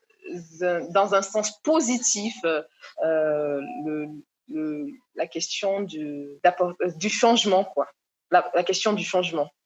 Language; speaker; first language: French; non-native, local second language; Comorian